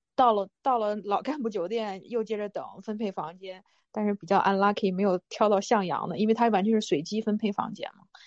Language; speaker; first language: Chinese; native; Chinese